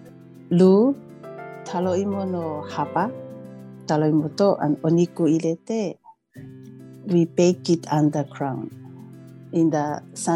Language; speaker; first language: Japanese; non-native, learner; Tongan